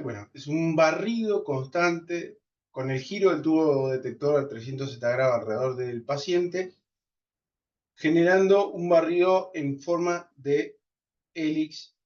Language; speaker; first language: Spanish; native; Spanish